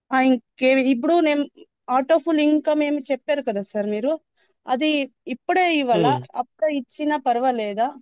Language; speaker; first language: Telugu; non-native, learner; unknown